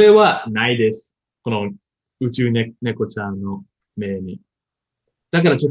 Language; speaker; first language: Japanese; non-native, learner; English